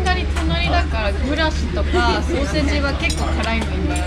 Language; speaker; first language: Japanese; non-native, learner; German